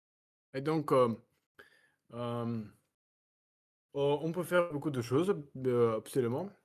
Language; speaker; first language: French; non-native, learner; Russian